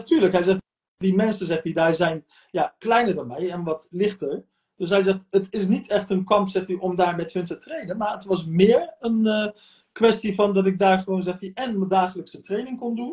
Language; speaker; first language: Dutch; early bilingual, other home language; Turkish